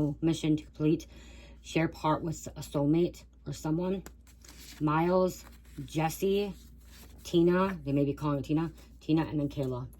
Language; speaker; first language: English; native; English